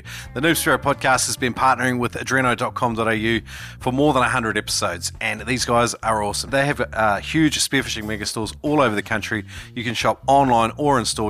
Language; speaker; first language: English; native; English